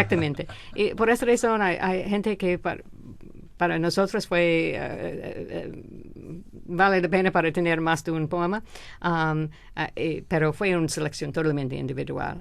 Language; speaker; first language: Spanish; non-native, fluent; English